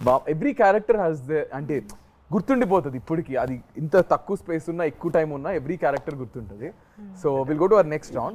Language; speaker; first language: Telugu; native; Telugu